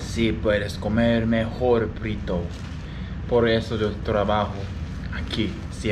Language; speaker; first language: Spanish; non-native, learner; Japanese